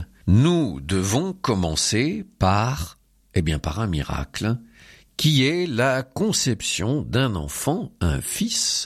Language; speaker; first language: French; native; French